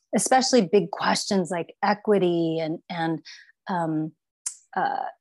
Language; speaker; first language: English; non-native, fluent; Chinese